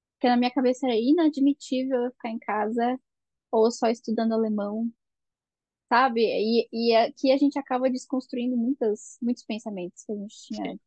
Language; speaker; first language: Portuguese; native; Portuguese